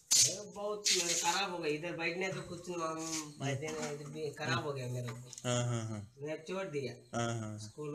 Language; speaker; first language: Hindi; non-native, local second language; Kannada